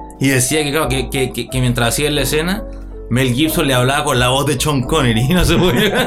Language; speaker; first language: Spanish; native; Spanish